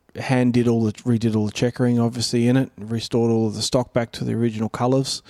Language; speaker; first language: English; native; English